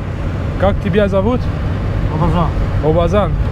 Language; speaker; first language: Russian; non-native, learner; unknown